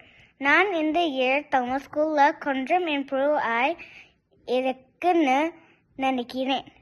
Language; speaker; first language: Tamil; early bilingual, heritage; Tamil